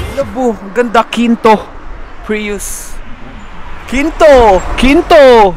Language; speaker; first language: Filipino; native; Filipino